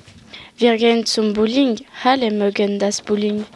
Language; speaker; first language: German; non-native, learner; French